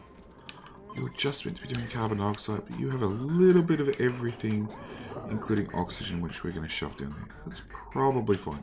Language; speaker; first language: English; native; English